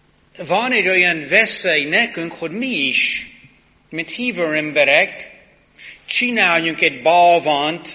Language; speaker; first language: Hungarian; non-native, learner; English